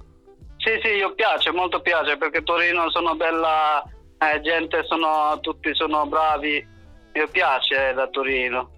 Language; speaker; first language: Italian; non-native, learner; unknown